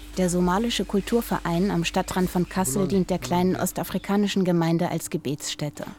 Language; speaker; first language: German; native; German